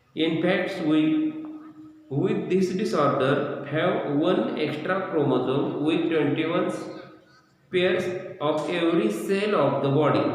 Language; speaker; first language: English; non-native, local second language; Marathi